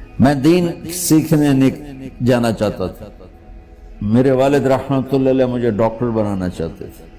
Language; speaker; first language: Urdu; non-native, local second language; Punjabi